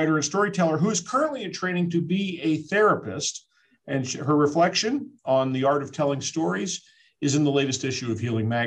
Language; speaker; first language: English; native; English